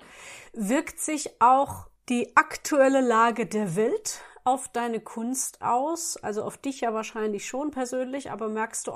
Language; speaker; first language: German; native; German